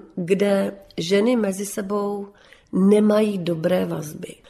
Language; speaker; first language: Czech; native; Czech